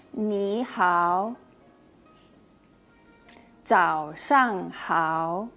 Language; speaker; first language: Chinese; non-native, fluent; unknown